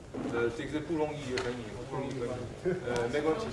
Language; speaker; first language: Chinese; non-native, learner; French